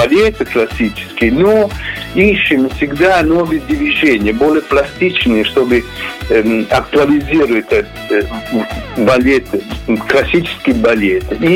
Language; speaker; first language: Russian; non-native, fluent; Italian